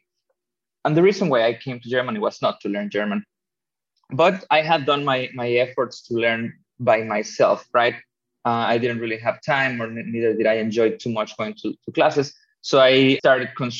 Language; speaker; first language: English; non-native, fluent; Spanish